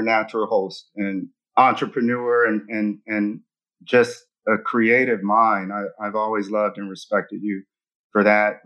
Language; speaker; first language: English; native; English